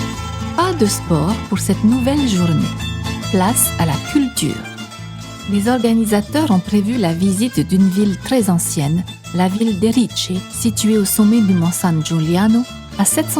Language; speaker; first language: French; native; French